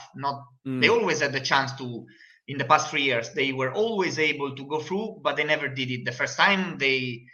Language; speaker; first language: English; non-native, fluent; Italian